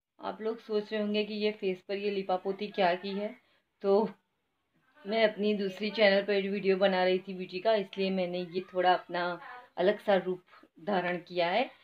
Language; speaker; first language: Hindi; non-native, local second language; Gujarati